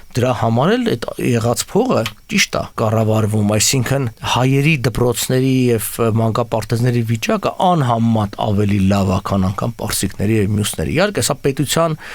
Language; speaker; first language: Armenian; native; Armenian